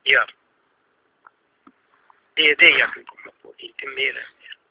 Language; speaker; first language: Swedish; non-native, fluent; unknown